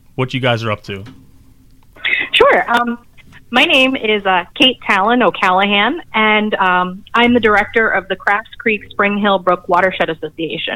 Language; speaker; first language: English; native; English